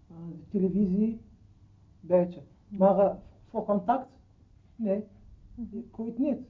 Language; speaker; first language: Dutch; non-native, learner; Arabic